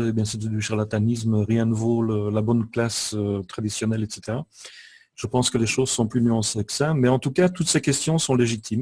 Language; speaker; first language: French; native; French